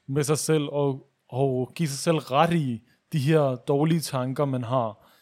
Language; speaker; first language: Danish; early bilingual, other home language; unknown